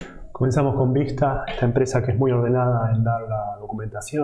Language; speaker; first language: Spanish; native; Spanish